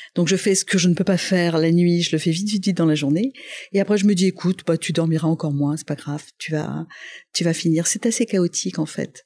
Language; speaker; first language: French; non-native, local second language; Arabic